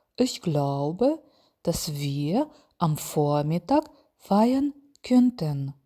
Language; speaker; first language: German; non-native, fluent; Ukrainian